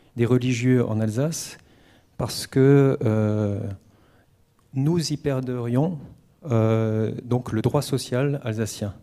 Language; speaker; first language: French; native; French